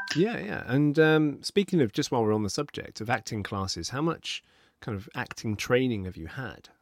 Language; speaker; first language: English; native; English